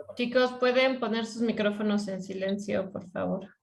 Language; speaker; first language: Spanish; native; Spanish